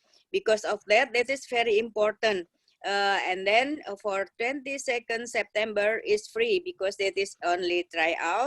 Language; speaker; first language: English; non-native, learner; Indonesian